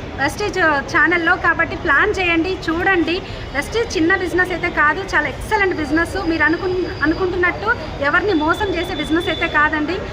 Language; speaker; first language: Telugu; native; Telugu